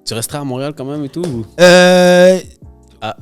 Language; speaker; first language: French; native; French